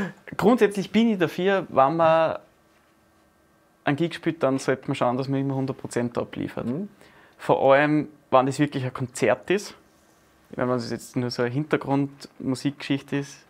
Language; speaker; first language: German; native; German